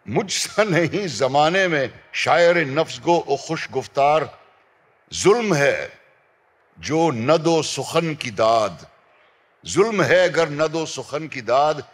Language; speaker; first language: Hindi; native; Hindi